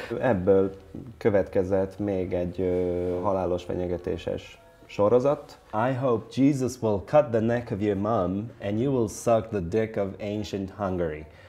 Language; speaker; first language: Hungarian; non-native, fluent; Italian